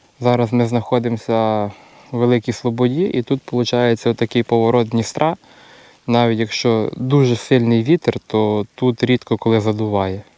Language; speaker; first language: Ukrainian; native; Ukrainian